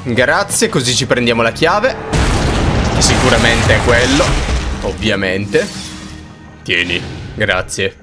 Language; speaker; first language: Italian; native; Italian